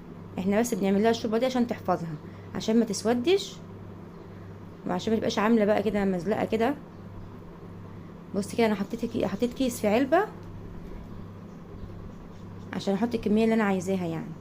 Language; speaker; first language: Arabic; native; Arabic